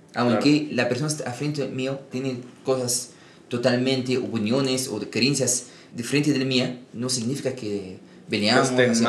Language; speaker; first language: Spanish; non-native, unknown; Arabic